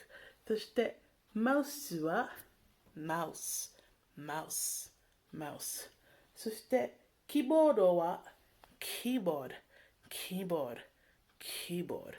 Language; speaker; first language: Japanese; non-native, learner; English